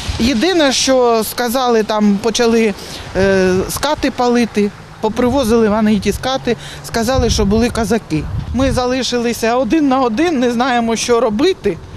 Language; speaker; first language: Ukrainian; native; Ukrainian